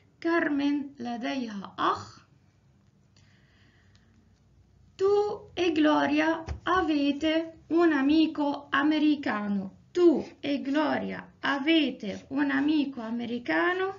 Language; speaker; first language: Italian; non-native, fluent; Arabic